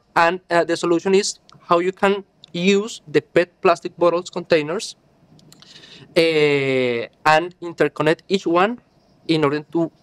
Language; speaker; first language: English; non-native, learner; Spanish